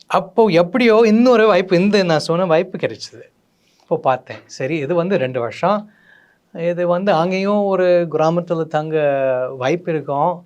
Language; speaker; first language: Tamil; non-native, fluent; English